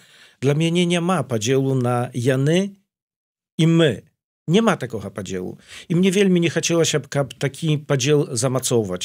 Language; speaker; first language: Polish; non-native, learner; Belarusian